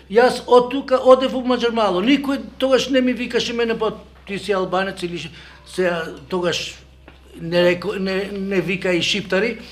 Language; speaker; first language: Macedonian; non-native, local second language; Albanian